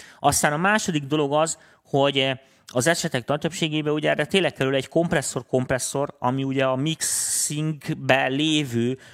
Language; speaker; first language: Hungarian; native; Hungarian